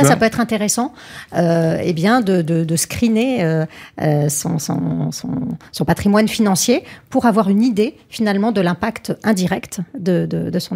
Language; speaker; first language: French; native; French